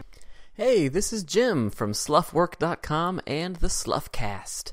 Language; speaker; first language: English; native; English